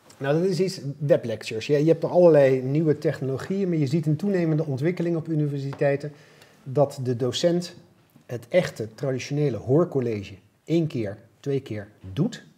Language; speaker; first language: Dutch; native; Dutch